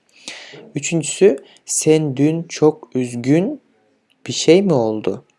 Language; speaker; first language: Turkish; non-native, fluent; Kyrgyz